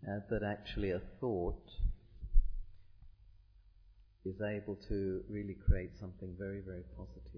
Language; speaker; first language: English; early bilingual, other home language; Italian